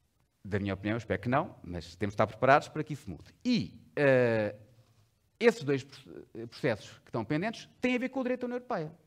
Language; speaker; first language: Portuguese; native; Portuguese